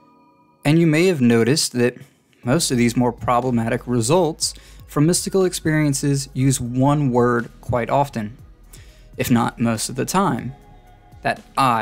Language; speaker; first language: English; native; English